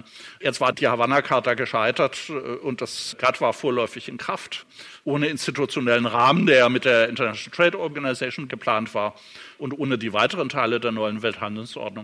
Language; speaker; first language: German; native; German